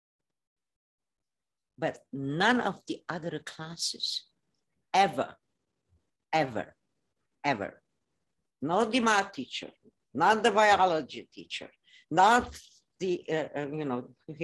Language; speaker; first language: English; non-native, fluent; Romanian